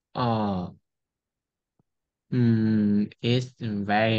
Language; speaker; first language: English; non-native, learner; Vietnamese